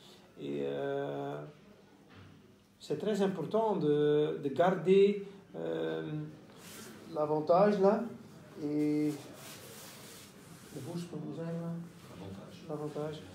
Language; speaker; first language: French; non-native, local second language; Dutch